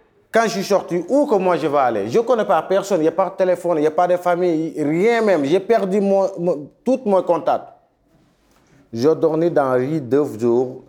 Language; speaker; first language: French; non-native, local second language; Wolof